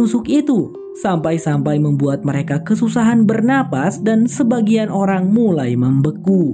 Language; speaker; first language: Indonesian; native; Indonesian